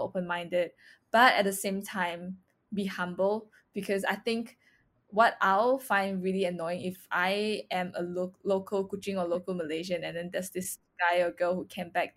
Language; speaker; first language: English; non-native, local second language; Chinese